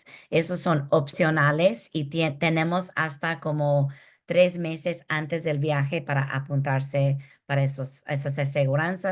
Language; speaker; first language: Spanish; early bilingual, heritage; Spanish